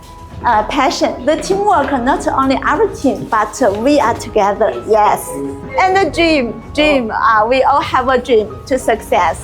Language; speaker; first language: English; non-native, learner; Chinese